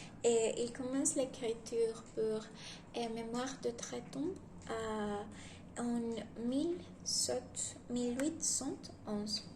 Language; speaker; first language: French; non-native, learner; Spanish